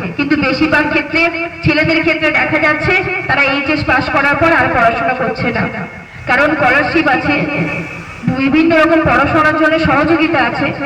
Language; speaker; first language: Bangla; non-native, local second language; Santali